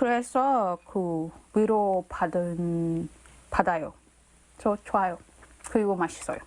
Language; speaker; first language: Korean; non-native, learner; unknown